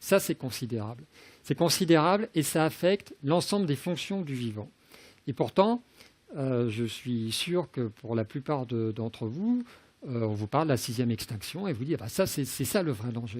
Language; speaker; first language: French; native; French